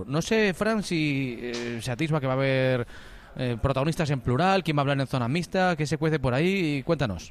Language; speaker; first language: Spanish; native; Spanish